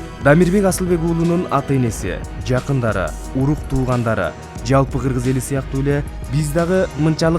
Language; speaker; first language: Kyrgyz; native; Kyrgyz